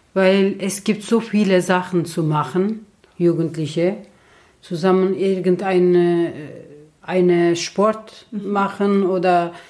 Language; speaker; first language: German; non-native, fluent; Turkish